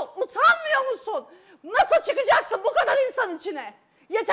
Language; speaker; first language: Turkish; native; Turkish